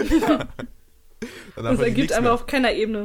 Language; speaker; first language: German; native; German